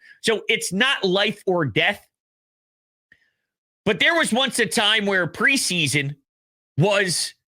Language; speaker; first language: English; native; English